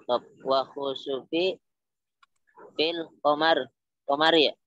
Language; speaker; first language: Arabic; non-native, learner; Indonesian